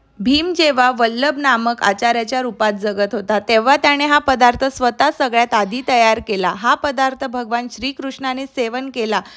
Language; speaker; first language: Marathi; native; Marathi